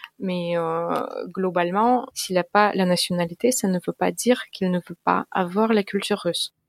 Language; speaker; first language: French; non-native, fluent; Russian